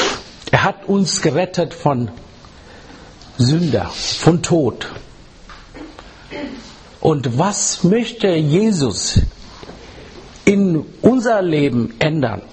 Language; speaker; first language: German; non-native, fluent; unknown